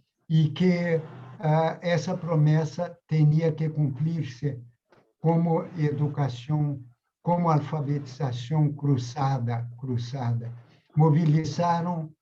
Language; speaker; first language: Spanish; non-native, fluent; Portuguese